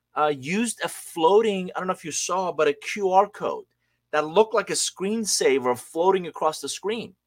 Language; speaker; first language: English; non-native, fluent; Persian